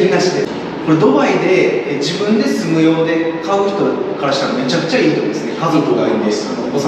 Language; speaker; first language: Japanese; native; Japanese